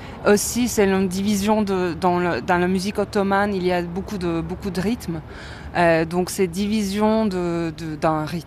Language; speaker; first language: French; non-native, fluent; Turkish